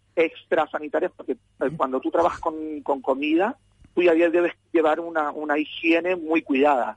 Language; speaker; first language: Spanish; native; Spanish